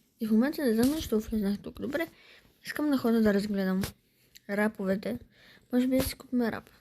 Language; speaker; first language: Bulgarian; native; Bulgarian